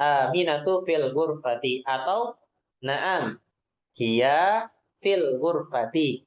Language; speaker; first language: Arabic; non-native, fluent; Indonesian